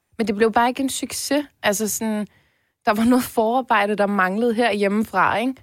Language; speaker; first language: Danish; early bilingual, other home language; Turkish